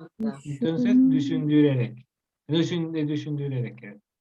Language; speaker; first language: Turkish; non-native, learner; Spanish